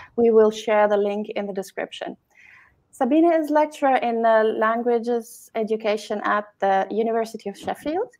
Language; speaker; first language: English; non-native, fluent; German